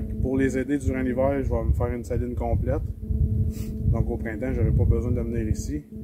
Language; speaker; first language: French; native; French